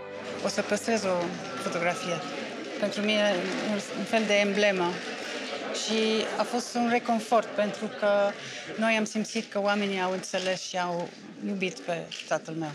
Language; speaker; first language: Romanian; non-native, fluent; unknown